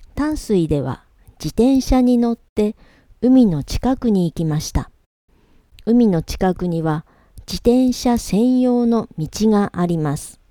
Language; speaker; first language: Japanese; native; Japanese